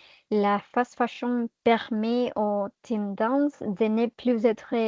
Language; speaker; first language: French; non-native, fluent; Spanish